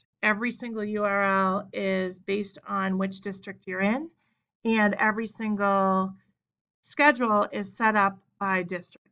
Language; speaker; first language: English; native; English